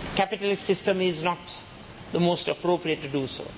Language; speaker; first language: English; non-native, local second language; Sinhala